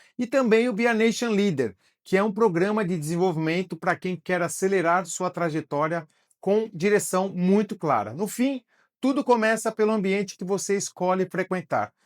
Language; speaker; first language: Portuguese; native; Portuguese